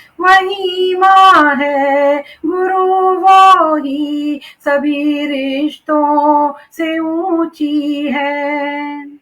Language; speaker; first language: Hindi; native; Hindi